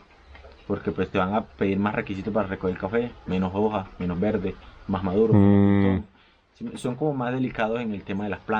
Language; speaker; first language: Spanish; native; Spanish